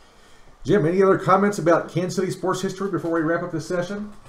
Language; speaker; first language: English; native; English